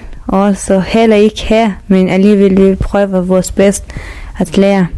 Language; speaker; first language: Danish; non-native, learner; Persian